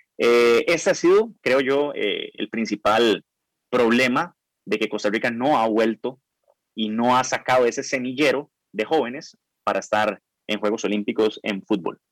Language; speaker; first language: Spanish; native; Spanish